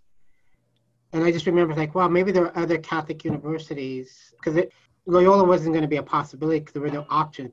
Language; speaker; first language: English; native; English